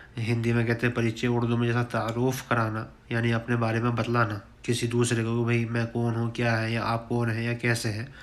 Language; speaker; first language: Urdu; native; Urdu